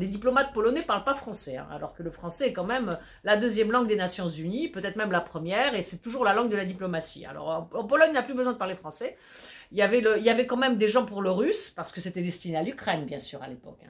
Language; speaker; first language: French; early bilingual, other home language; Polish